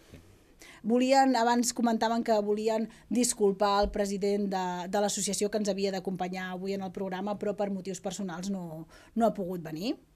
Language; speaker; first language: Catalan; native; Catalan